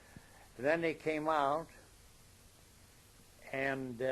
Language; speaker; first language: English; native; English